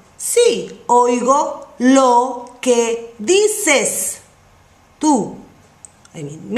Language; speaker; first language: Spanish; non-native, fluent; English